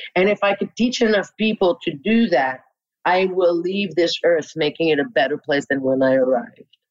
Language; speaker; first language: English; non-native, local second language; French